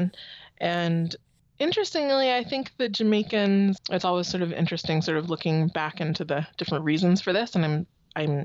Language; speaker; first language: English; native; English